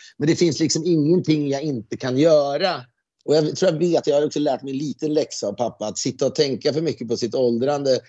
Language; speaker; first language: Swedish; native; Swedish